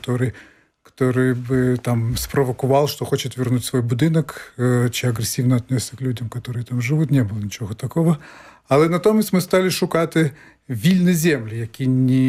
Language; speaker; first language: Ukrainian; non-native, fluent; Crimean Tatar